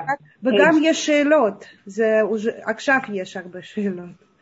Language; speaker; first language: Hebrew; non-native, learner; Russian